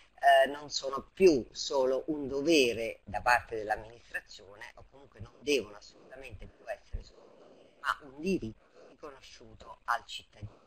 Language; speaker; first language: Italian; native; Italian